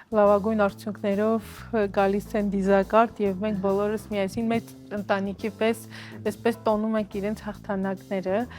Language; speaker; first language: Armenian; native; Armenian